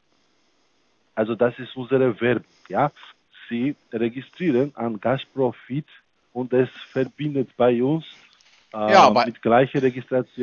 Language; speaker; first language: German; non-native, fluent; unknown